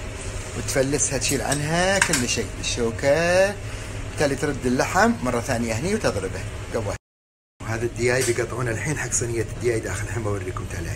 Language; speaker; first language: Arabic; native; Arabic